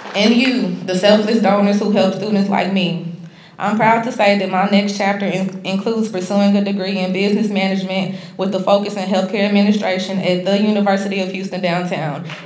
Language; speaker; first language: English; native; English